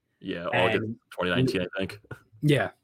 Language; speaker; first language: English; native; English